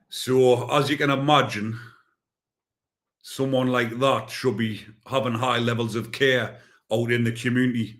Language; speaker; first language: English; native; English